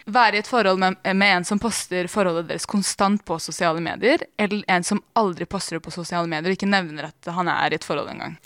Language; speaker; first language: Norwegian; early bilingual, other home language; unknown